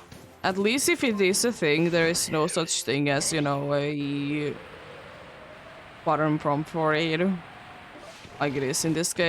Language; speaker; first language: English; non-native, fluent; Finnish